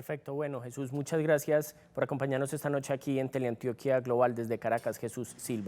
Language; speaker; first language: Spanish; native; Spanish